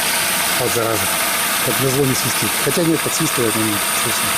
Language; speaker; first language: Russian; native; Russian